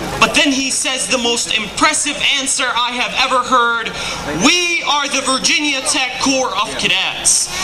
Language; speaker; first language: English; non-native, fluent; Arabic